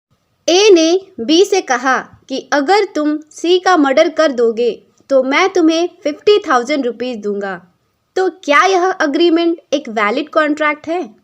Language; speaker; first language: Hindi; native; Hindi